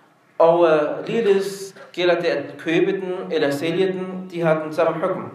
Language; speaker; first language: Danish; non-native, local second language; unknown